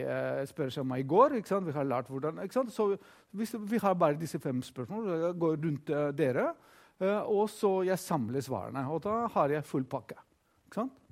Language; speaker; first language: Norwegian; non-native, fluent; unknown